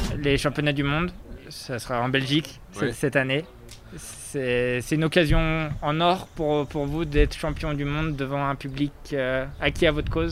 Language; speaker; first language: French; native; French